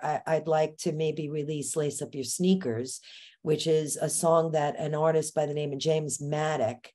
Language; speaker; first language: English; native; English